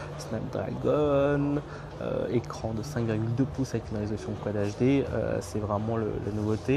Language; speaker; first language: French; native; French